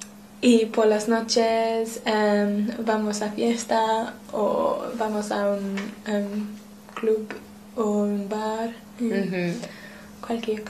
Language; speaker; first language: Spanish; non-native, learner; English